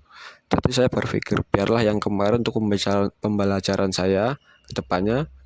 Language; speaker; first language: Indonesian; native; Indonesian